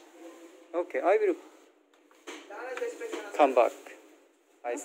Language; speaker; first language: English; non-native, learner; Japanese